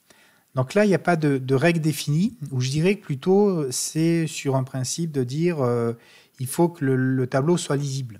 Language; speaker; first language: French; native; French